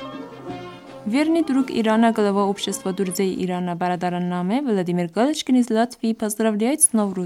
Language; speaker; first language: Russian; non-native, fluent; Persian